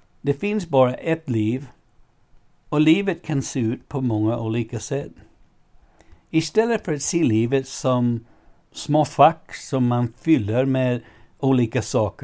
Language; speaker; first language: Swedish; non-native, fluent; English